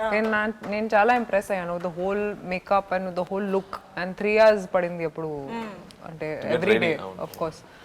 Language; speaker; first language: Telugu; non-native, fluent; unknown